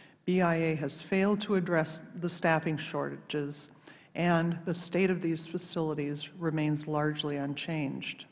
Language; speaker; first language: English; native; English